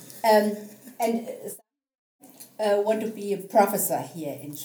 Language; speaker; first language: English; non-native, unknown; German